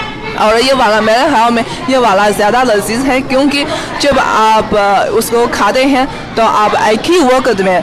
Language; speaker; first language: Hindi; non-native, fluent; Chinese